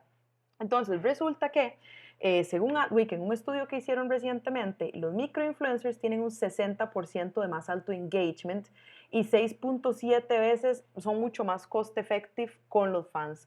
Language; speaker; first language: Spanish; native; Spanish